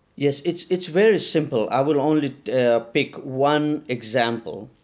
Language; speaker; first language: English; non-native, local second language; Nepali